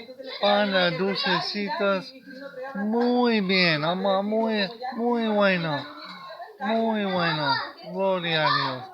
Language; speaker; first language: Spanish; non-native, learner; English